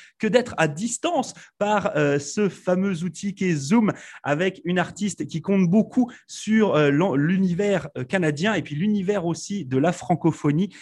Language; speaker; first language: French; native; French